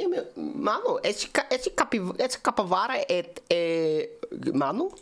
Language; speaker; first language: Portuguese; non-native, learner; English